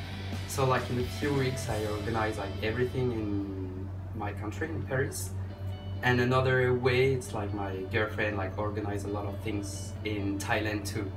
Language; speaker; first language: English; non-native, fluent; French